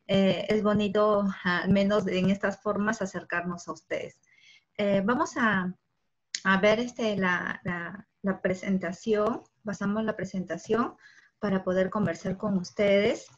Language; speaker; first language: Spanish; native; Spanish